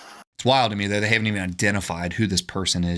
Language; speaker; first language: English; native; English